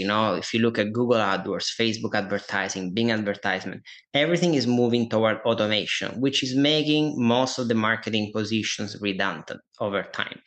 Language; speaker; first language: English; non-native, fluent; Italian